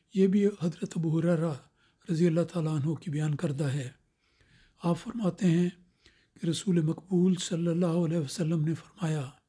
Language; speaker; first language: Urdu; native; Urdu